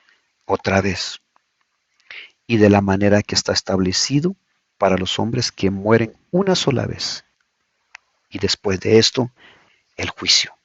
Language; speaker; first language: Spanish; native; Spanish